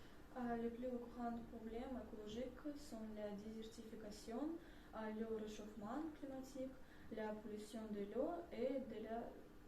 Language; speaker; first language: French; non-native, learner; Russian